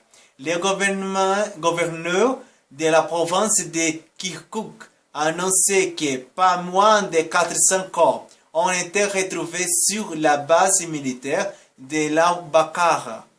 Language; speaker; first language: French; non-native, learner; Portuguese